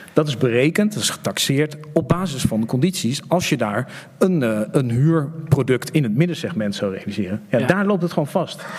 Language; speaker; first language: Dutch; native; Dutch